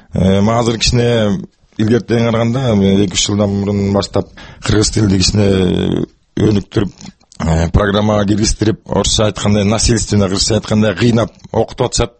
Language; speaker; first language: Kyrgyz; non-native, local second language; Russian